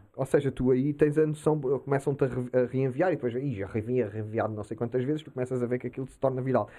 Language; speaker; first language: Portuguese; early bilingual, heritage; Portuguese